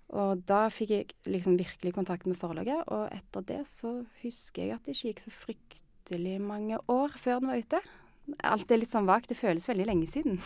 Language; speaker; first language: Norwegian; native; Norwegian